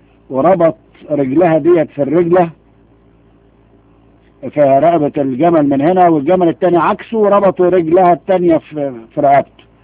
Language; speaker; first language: Arabic; native; Arabic